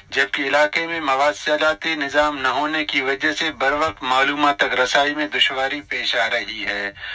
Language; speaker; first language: Urdu; non-native, local second language; Baluchi